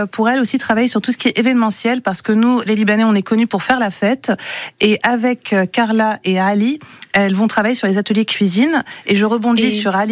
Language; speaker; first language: French; non-native, local second language; Arabic